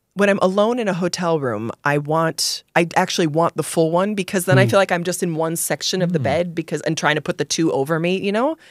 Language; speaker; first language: English; native; English